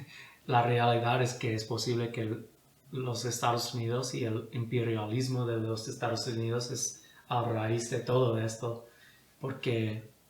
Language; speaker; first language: Spanish; non-native, fluent; English